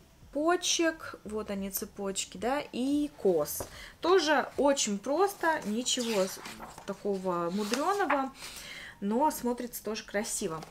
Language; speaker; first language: Russian; native; Russian